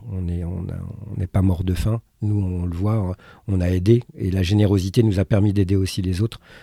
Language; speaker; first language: French; early bilingual, other home language; Arabic